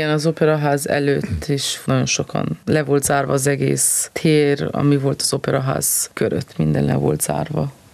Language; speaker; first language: Hungarian; non-native, fluent; Romanian